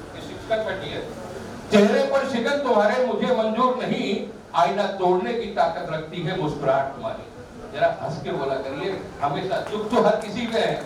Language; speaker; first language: Hindi; non-native, local second language; Marathi